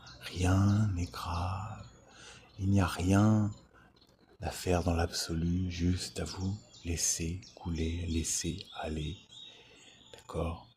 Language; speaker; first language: French; native; French